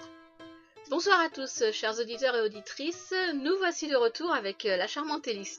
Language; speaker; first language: French; native; French